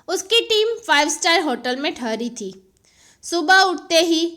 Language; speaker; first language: Hindi; non-native, local second language; Gujarati